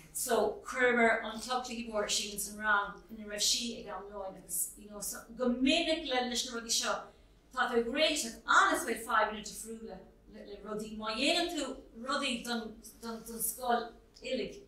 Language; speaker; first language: Irish; non-native, local second language; English